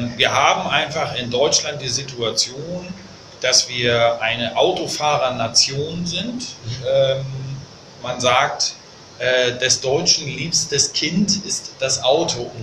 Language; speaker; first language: German; native; German